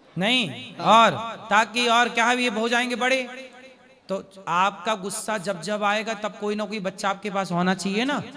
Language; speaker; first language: Hindi; native; Hindi